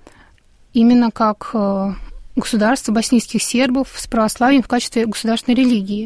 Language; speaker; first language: Russian; native; Russian